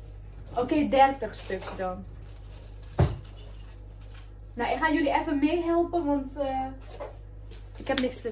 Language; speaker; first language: Dutch; native; Dutch